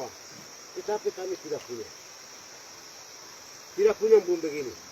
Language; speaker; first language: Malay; non-native, local second language; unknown